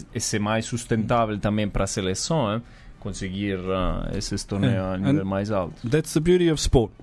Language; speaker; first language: Portuguese; non-native, fluent; Italian